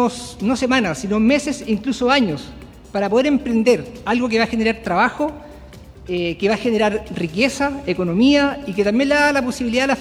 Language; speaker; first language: Spanish; native; Spanish